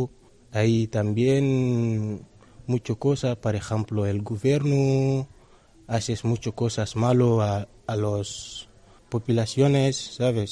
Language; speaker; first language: Spanish; non-native, learner; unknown